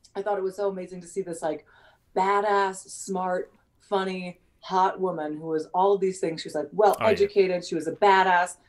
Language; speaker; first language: English; native; English